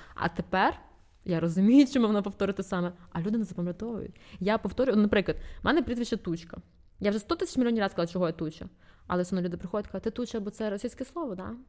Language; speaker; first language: Ukrainian; non-native, local second language; Russian